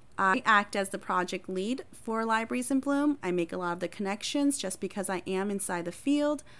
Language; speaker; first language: English; early bilingual, other home language; Hmong